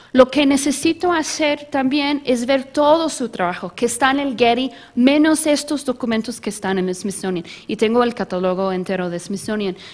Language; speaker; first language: Spanish; early bilingual, heritage; Spanish